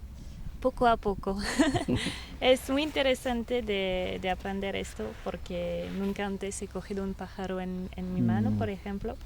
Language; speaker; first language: Spanish; non-native, learner; French